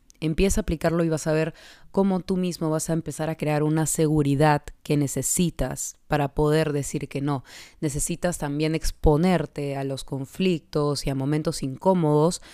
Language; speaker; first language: Spanish; native; Spanish